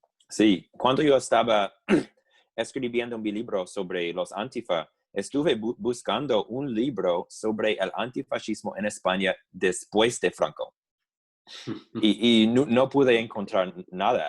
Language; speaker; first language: Spanish; non-native, fluent; English